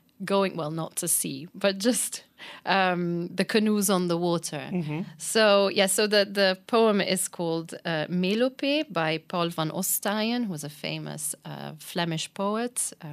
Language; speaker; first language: English; early bilingual, other home language; Italian